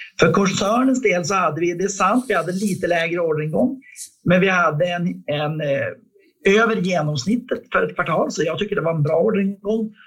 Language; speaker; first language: Swedish; native; Swedish